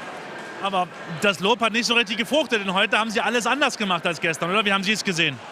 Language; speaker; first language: German; native; German